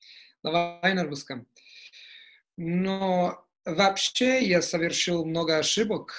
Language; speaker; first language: Russian; non-native, fluent; Italian